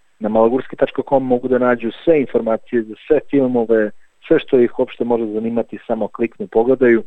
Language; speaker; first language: Serbian; native; Serbian